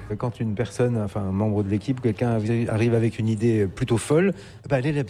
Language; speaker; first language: French; native; French